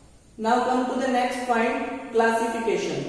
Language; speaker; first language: English; non-native, local second language; Hindi